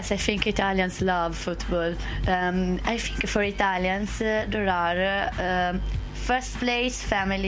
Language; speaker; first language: English; non-native, fluent; Italian